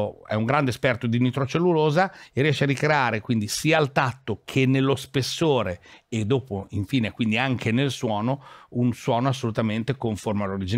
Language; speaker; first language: Italian; native; Italian